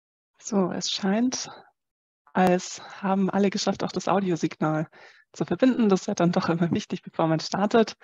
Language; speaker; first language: German; native; German